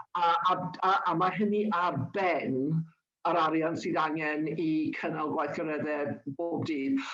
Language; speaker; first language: Welsh; non-native, local second language; English